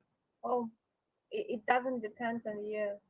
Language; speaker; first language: English; non-native, learner; Yakut